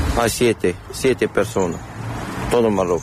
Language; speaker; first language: Spanish; non-native, learner; Arabic